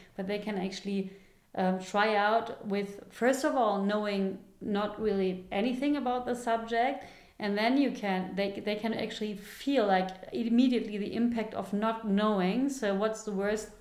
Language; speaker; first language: English; non-native, fluent; German